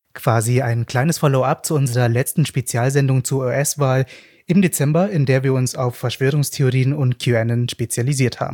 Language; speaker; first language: German; native; German